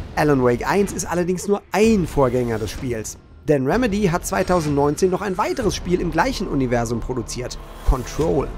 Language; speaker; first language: German; native; German